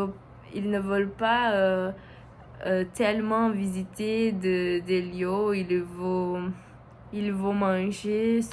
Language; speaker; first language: French; non-native, learner; Portuguese